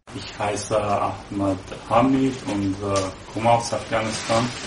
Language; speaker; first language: German; non-native, learner; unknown